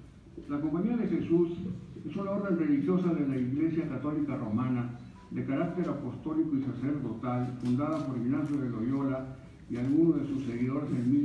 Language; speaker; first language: Spanish; native; Spanish